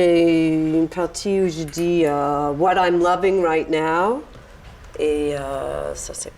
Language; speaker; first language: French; non-native, fluent; English